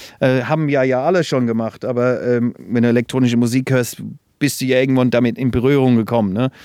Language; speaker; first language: German; non-native, fluent; English